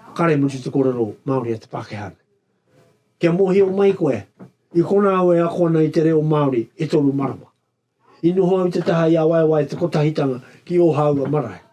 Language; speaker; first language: Māori; native; Māori